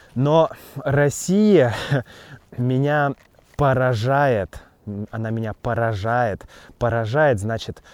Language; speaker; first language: Russian; native; Russian